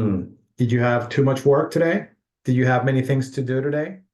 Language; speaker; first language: English; non-native, fluent; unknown